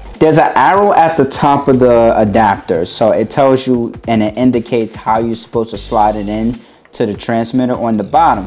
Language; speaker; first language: English; native; English